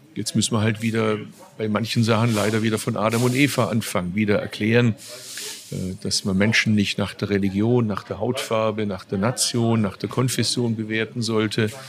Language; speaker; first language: German; early bilingual, other home language; Turkish